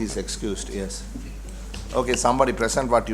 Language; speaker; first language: English; non-native, local second language; Sinhala